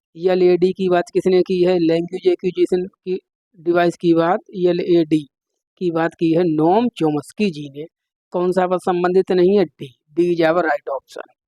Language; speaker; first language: Hindi; native; Hindi